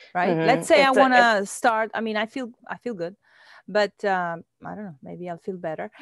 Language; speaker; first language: English; non-native, fluent; Italian